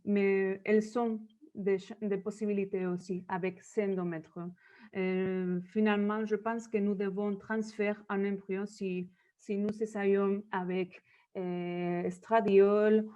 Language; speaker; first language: French; non-native, learner; Spanish